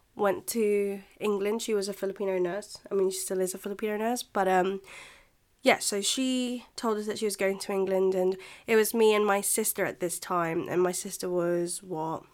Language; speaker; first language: English; non-native, local second language; Filipino